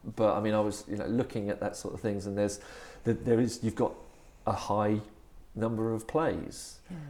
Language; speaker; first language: English; native; English